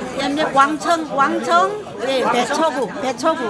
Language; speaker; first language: Korean; early bilingual, heritage; Korean